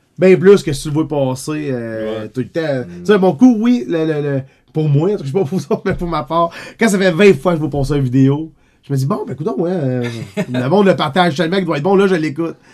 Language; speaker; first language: French; native; French